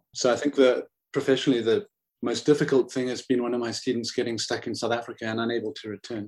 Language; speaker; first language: English; native; English